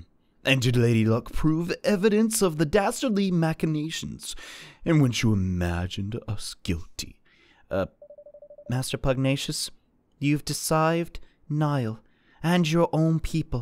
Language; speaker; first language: English; native; English